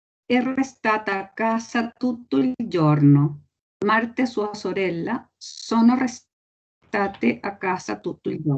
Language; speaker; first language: Italian; non-native, learner; Spanish